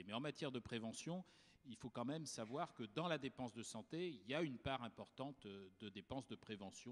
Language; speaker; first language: French; native; French